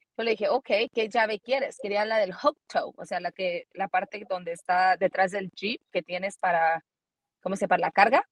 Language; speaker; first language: Spanish; early bilingual, heritage; Spanish